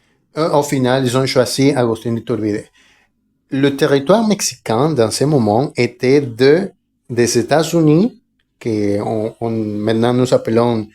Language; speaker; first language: French; non-native, fluent; Spanish